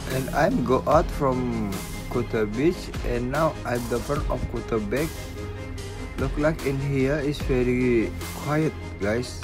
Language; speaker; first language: English; non-native, learner; Indonesian